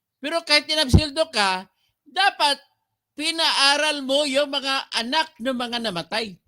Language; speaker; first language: Filipino; non-native, local second language; Cebuano